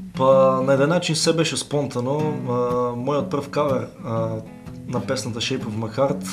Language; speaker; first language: Macedonian; native; Macedonian